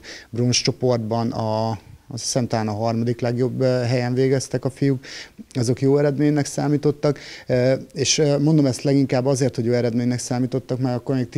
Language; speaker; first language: Hungarian; native; Hungarian